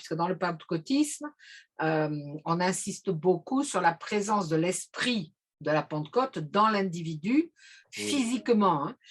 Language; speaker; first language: French; native; French